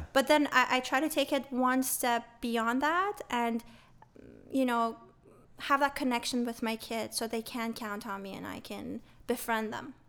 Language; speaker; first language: English; early bilingual, other home language; Persian